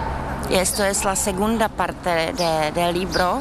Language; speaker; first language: Spanish; non-native, learner; Czech